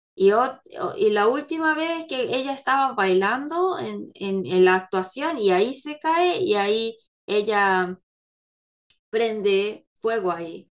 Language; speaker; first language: Spanish; non-native, fluent; Korean